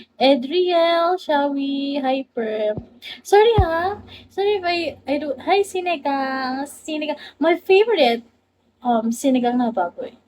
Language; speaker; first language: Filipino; non-native, local second language; Cebuano